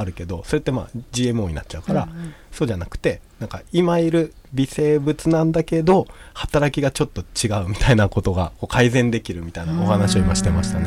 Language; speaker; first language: Japanese; native; Japanese